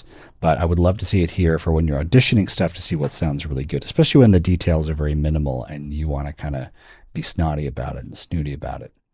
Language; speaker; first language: English; native; English